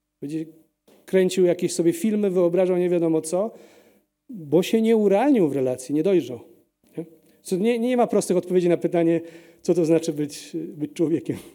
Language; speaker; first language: Polish; early bilingual, heritage; Polish